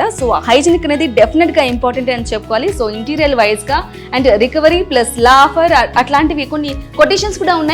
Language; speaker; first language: Telugu; native; Telugu